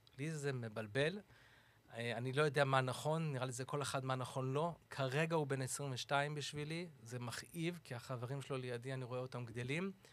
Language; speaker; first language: Hebrew; early bilingual, other home language; English